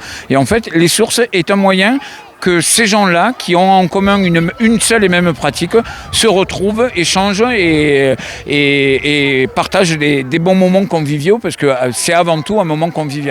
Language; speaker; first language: French; native; French